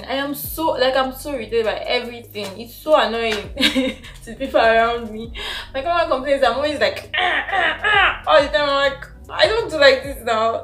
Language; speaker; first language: English; non-native, local second language; Igbo